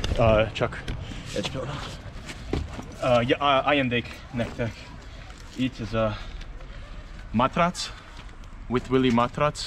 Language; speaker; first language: Hungarian; non-native, learner; English